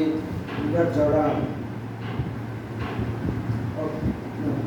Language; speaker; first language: English; non-native, learner; Bangla